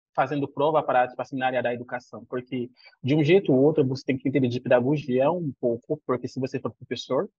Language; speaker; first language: Portuguese; non-native, fluent; Haitian Creole